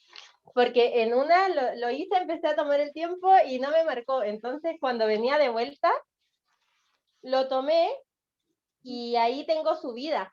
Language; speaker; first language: Spanish; native; Spanish